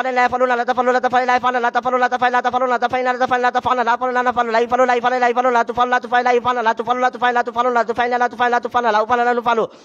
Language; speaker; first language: Arabic; non-native, learner; Bangla